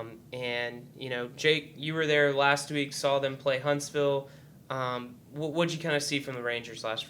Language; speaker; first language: English; native; English